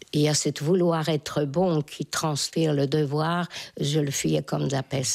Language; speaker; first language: French; non-native, fluent; Hungarian